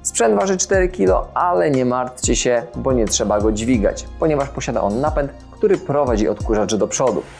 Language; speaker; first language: Polish; native; Polish